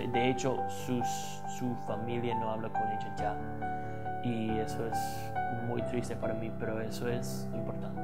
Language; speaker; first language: Spanish; non-native, fluent; English